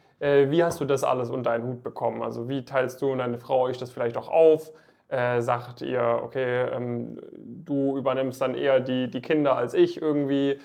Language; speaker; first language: German; native; German